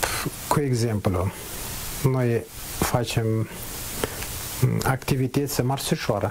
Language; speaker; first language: Romanian; non-native, learner; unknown